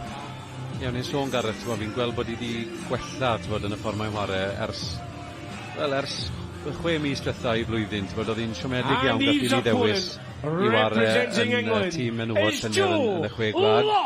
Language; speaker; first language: Welsh; native; Welsh